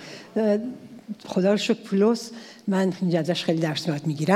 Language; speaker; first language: Persian; native; Persian